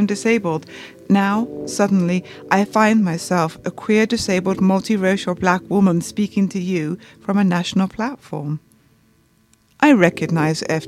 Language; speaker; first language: English; native; English